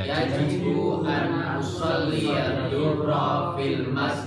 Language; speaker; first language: Arabic; non-native, learner; Indonesian